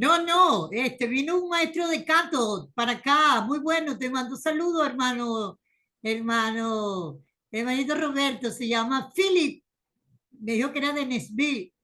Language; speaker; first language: Spanish; native; Spanish